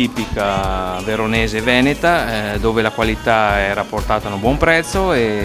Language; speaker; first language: Italian; native; Italian